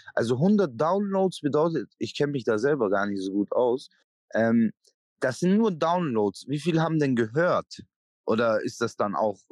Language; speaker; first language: German; native; German